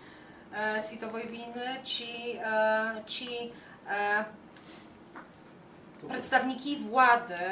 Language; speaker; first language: Ukrainian; non-native, fluent; Polish